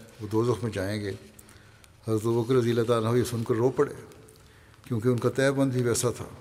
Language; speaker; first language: Urdu; native; Urdu